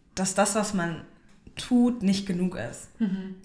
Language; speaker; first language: German; native; German